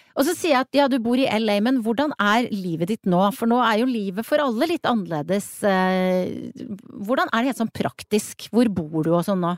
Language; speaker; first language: Norwegian; native; Norwegian